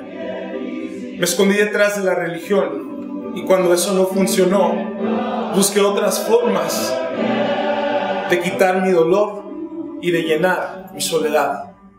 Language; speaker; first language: Spanish; early bilingual, heritage; Spanish